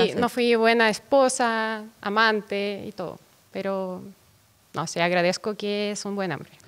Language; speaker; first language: Spanish; non-native, fluent; Russian